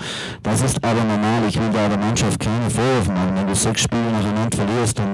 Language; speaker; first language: German; native; German